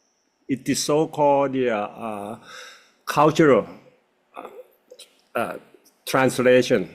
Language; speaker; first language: English; non-native, fluent; Thai